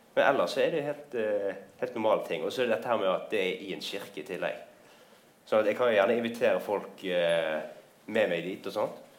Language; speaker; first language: Norwegian; native; Norwegian